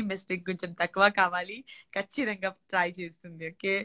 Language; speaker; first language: Telugu; non-native, learner; Gujarati